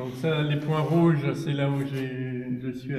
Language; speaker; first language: French; native; French